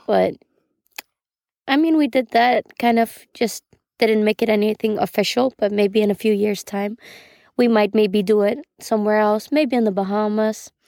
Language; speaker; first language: English; non-native, fluent; Icelandic